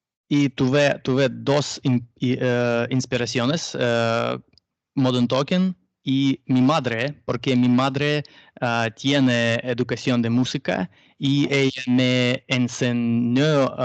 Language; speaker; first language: Spanish; non-native, learner; Russian